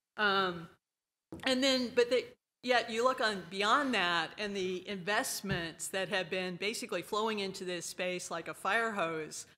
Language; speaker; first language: English; native; English